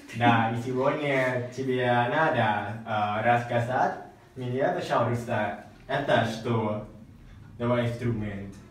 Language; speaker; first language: Russian; non-native, learner; Thai